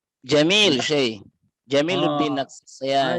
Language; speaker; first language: Arabic; non-native, fluent; Indonesian